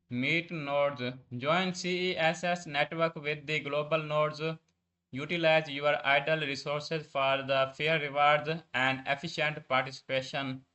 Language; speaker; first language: English; non-native, learner; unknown